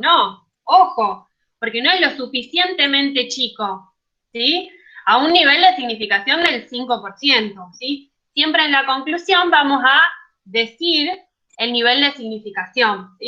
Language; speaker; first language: Spanish; native; Spanish